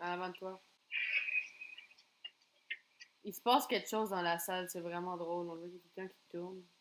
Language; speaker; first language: French; native; French